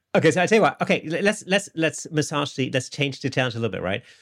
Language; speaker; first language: English; non-native, fluent; German